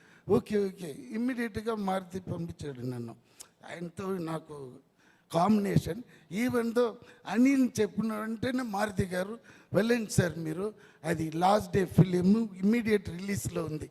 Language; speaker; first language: Telugu; non-native, learner; Tamil